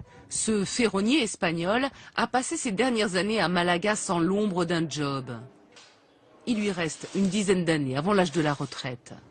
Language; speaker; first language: French; native; French